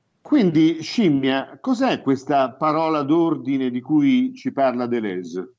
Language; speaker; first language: Italian; native; Italian